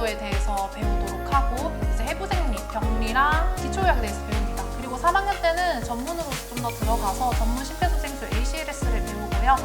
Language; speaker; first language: Korean; native; Korean